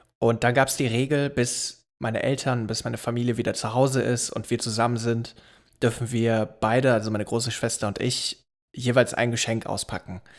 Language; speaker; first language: German; native; German